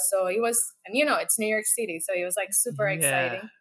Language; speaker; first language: English; non-native, fluent; Spanish